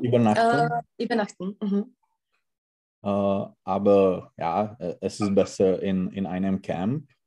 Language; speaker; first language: German; non-native, learner; Czech